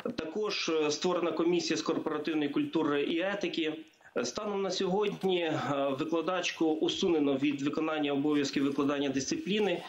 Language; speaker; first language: Ukrainian; native; Ukrainian